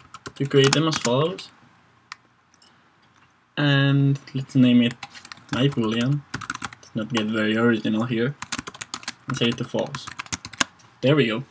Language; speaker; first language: English; non-native, fluent; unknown